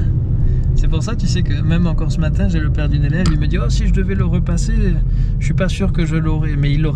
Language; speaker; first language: French; native; French